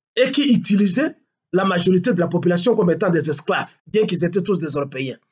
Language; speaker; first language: French; non-native, local second language; Swahili